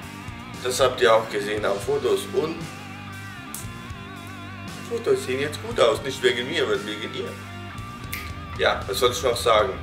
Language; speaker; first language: German; non-native, fluent; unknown